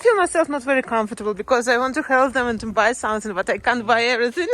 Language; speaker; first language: English; non-native, learner; Russian